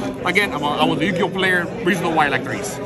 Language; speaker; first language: English; native; English